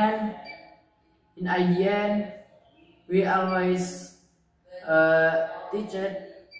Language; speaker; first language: English; non-native, learner; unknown